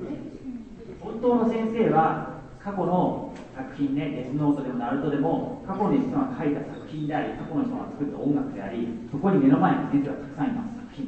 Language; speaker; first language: Japanese; native; Japanese